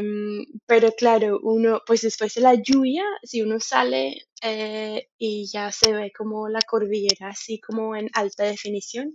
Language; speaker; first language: Spanish; non-native, fluent; English